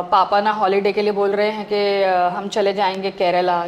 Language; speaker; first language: Hindi; non-native, local second language; Gujarati